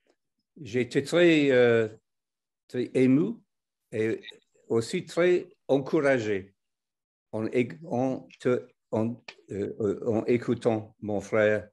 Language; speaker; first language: French; non-native, fluent; English